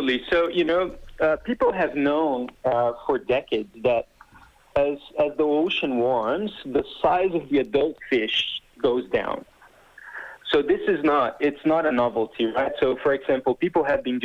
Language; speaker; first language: English; non-native, fluent; Portuguese